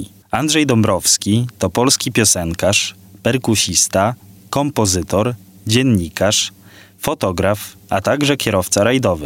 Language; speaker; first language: Polish; native; Polish